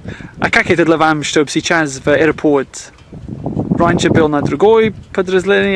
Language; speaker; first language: Russian; non-native, learner; English